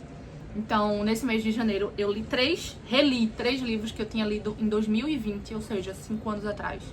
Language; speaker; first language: Portuguese; native; Portuguese